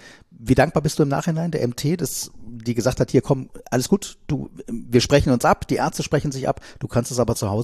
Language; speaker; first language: German; native; German